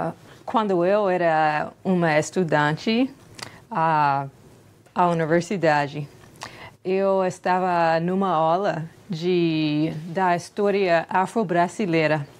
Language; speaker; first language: Portuguese; non-native, fluent; English